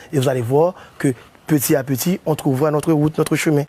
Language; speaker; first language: French; non-native, local second language; Haitian Creole